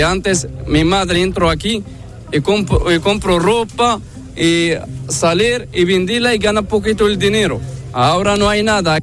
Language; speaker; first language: Spanish; non-native, learner; Arabic